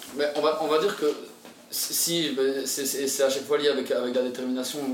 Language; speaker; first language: French; native; French